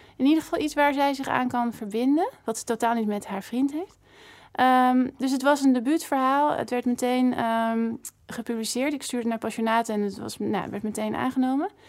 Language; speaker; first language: Dutch; native; Dutch